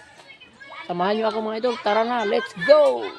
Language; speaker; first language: Filipino; non-native, local second language; Cebuano